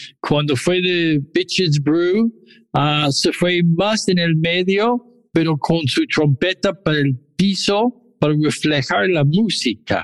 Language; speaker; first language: Spanish; non-native, fluent; English